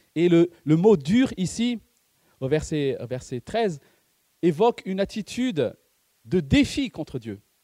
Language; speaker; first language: French; non-native, local second language; Malagasy